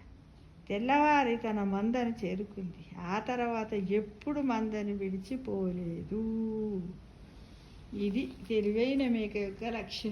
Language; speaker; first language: Telugu; native; Telugu